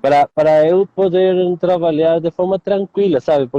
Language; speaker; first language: Portuguese; non-native, learner; Spanish